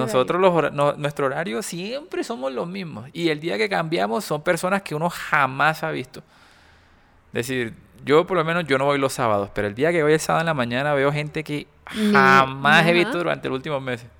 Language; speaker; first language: Spanish; native; Spanish